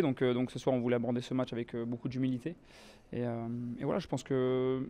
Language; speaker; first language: French; native; French